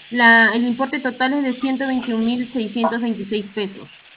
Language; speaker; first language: Spanish; native; Spanish